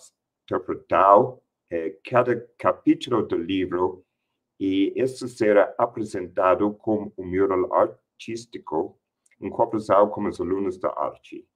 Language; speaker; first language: Portuguese; non-native, fluent; English